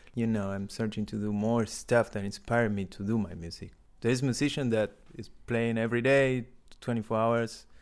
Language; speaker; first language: English; non-native, learner; Spanish